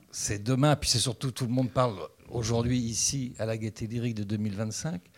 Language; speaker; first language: French; native; French